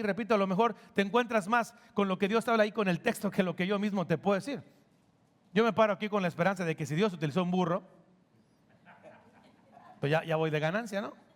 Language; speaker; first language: Spanish; native; Spanish